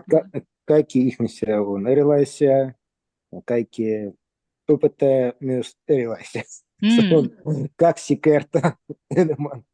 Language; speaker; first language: Finnish; non-native, learner; Russian